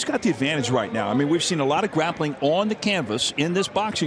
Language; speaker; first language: English; native; English